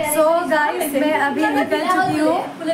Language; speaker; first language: Hindi; non-native, local second language; Assamese